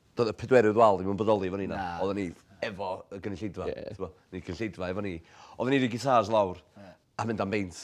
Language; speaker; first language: Welsh; native; Welsh